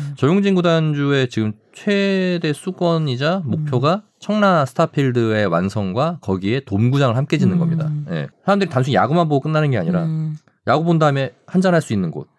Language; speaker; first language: Korean; native; Korean